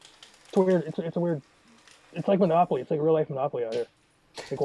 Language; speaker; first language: English; native; English